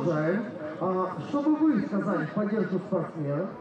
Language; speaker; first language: Russian; native; Russian